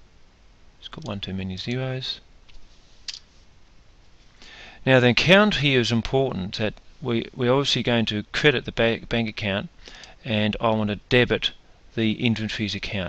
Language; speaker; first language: English; native; English